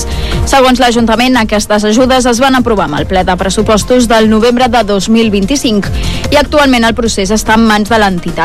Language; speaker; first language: Catalan; native; Catalan